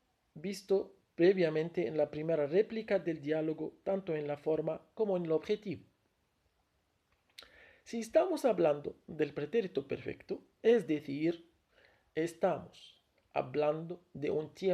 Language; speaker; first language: Spanish; non-native, fluent; Arabic